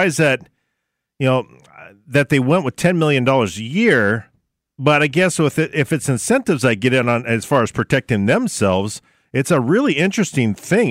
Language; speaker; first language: English; native; English